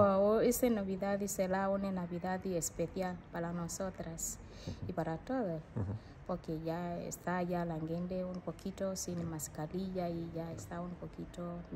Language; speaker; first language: Spanish; non-native, learner; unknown